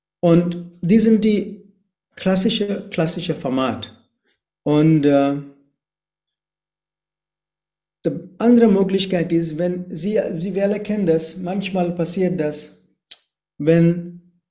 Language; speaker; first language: German; non-native, fluent; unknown